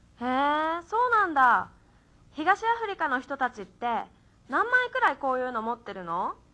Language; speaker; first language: Japanese; native; Japanese